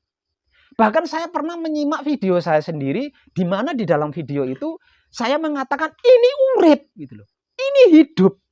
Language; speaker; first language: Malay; non-native, local second language; Javanese